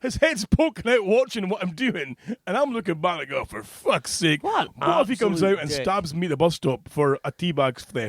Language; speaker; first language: English; native; English